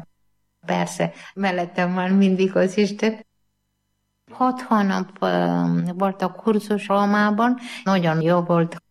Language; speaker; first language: Hungarian; non-native, learner; Malayalam